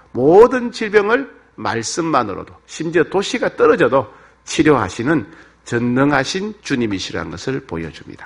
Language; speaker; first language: Korean; native; Korean